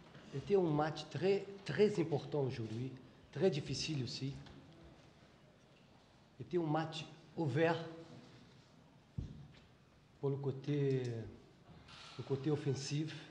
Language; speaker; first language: French; non-native, fluent; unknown